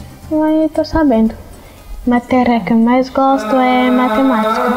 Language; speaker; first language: Portuguese; early bilingual, other home language; Arabic